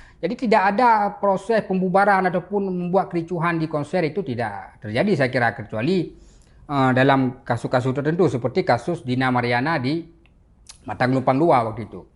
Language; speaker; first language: Malay; non-native, local second language; Achinese